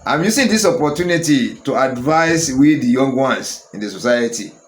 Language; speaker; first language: English; non-native, local second language; Yoruba